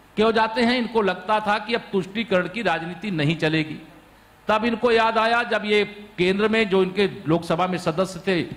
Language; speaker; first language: Hindi; native; Hindi